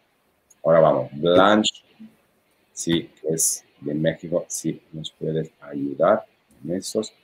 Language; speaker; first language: Spanish; non-native, fluent; Italian